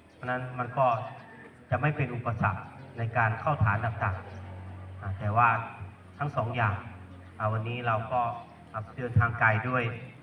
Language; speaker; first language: Thai; native; Thai